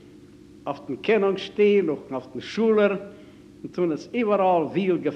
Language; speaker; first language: German; native; German